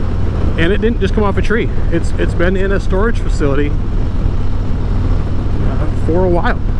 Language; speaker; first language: English; native; English